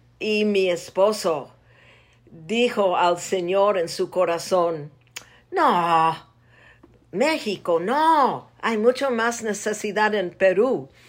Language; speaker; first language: Spanish; non-native, fluent; English